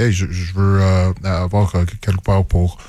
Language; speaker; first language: French; non-native, local second language; English